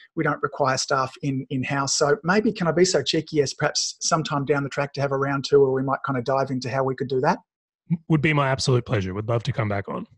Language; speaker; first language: English; native; English